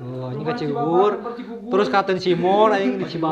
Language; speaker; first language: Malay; non-native, local second language; Sundanese